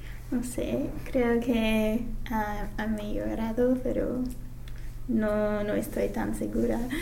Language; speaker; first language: Spanish; non-native, fluent; English